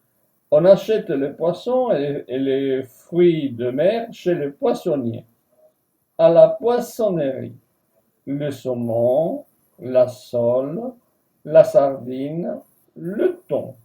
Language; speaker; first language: French; non-native, fluent; Spanish